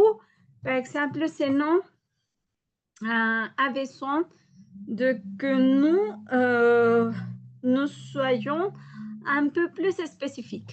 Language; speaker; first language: French; non-native, learner; Spanish